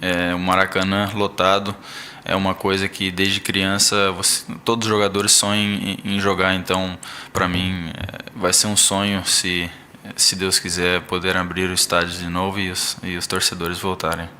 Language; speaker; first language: Portuguese; early bilingual, heritage; Portuguese